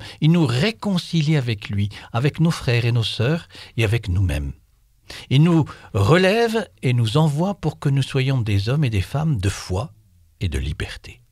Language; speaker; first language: French; native; French